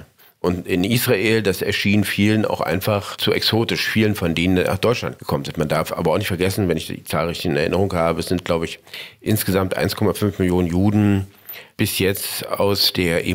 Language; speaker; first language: German; native; German